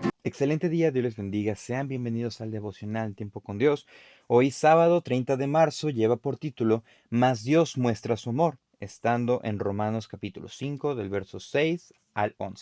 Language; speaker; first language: Spanish; native; Spanish